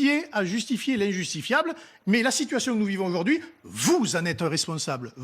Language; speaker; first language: French; native; French